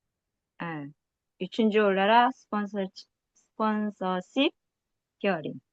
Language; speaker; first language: Turkish; non-native, learner; Korean